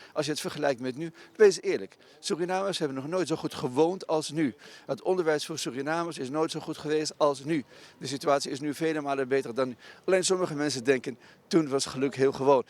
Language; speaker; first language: Dutch; non-native, fluent; Riffian